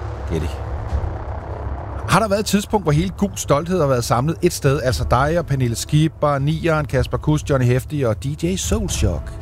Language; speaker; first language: Danish; native; Danish